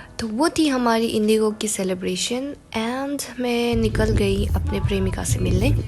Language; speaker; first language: Hindi; non-native, local second language; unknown